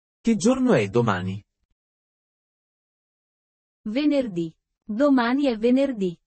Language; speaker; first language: Italian; non-native, fluent; Sinhala